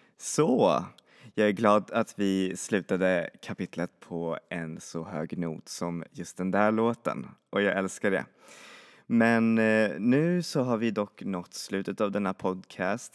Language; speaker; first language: Swedish; native; Swedish